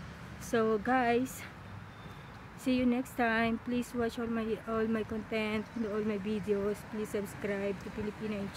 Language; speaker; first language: English; non-native, local second language; Filipino